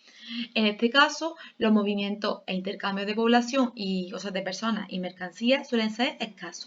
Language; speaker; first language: Spanish; native; Spanish